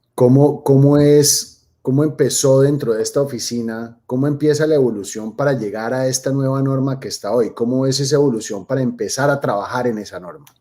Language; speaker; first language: Spanish; native; Spanish